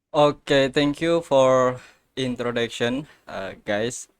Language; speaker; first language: English; non-native, learner; Indonesian